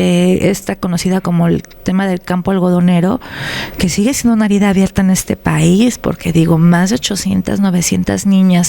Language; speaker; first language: Spanish; native; Spanish